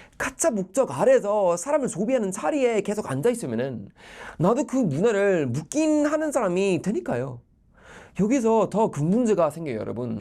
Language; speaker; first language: Korean; non-native, fluent; Swedish